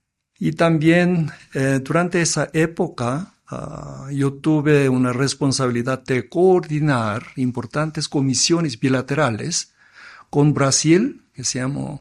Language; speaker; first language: Spanish; non-native, fluent; Korean